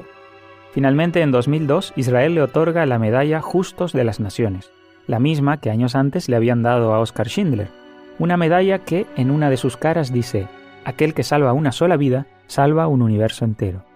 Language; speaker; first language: Spanish; native; Spanish